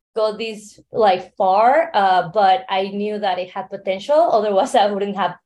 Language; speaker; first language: English; non-native, fluent; Spanish